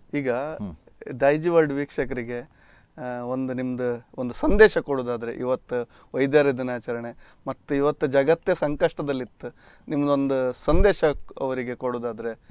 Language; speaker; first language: Kannada; native; Kannada